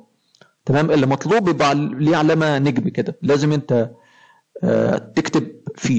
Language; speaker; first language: Arabic; native; Arabic